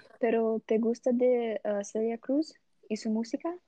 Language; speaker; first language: Spanish; early bilingual, heritage; Portuguese